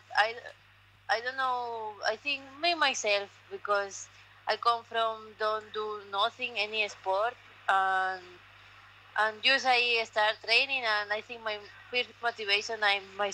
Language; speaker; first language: English; non-native, learner; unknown